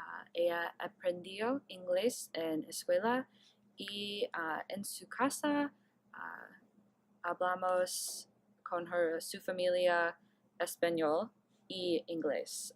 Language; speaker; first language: Spanish; non-native, learner; English